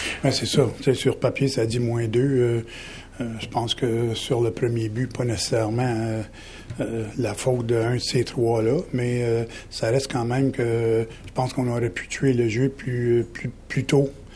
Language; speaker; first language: French; native; French